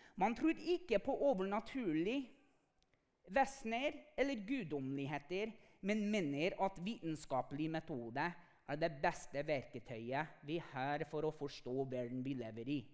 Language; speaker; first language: Norwegian; non-native, fluent; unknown